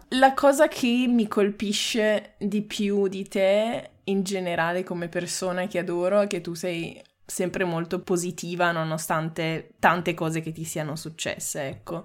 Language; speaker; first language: Italian; native; Italian